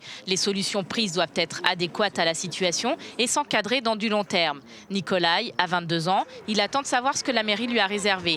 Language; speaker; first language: French; native; French